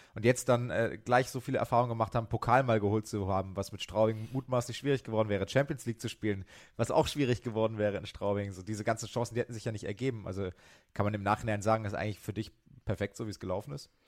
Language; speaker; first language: German; native; German